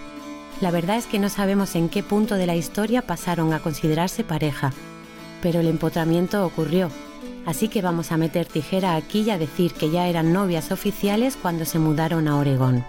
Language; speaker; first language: Spanish; native; Spanish